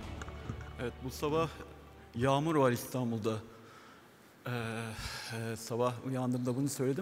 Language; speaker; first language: Turkish; native; Turkish